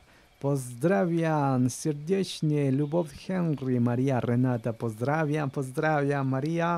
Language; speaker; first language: Russian; non-native, learner; Spanish